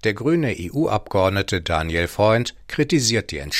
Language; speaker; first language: German; native; German